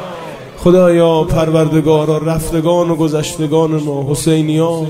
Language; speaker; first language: Persian; native; Persian